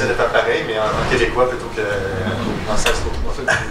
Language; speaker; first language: French; native; French